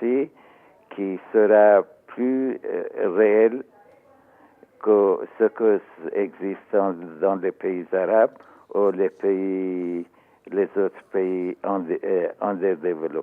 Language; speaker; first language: French; non-native, learner; Persian